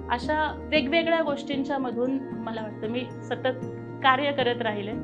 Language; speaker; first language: Marathi; non-native, local second language; Telugu